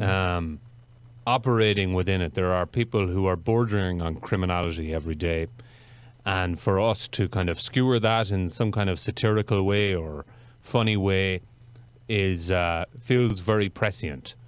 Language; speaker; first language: English; native; English